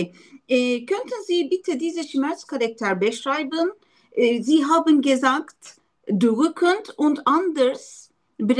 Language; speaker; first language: German; non-native, learner; Turkish